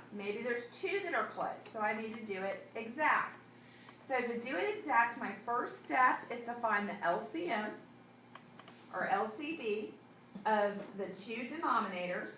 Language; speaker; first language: English; native; English